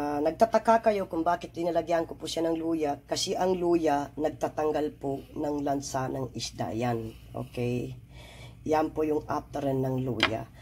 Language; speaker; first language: Filipino; non-native, local second language; Maguindanaon